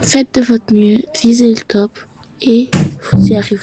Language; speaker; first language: French; native; French